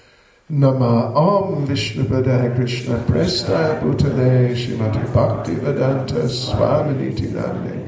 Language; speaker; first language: Russian; non-native, learner; English